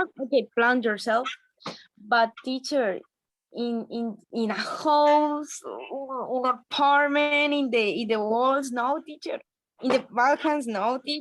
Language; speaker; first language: English; non-native, learner; Spanish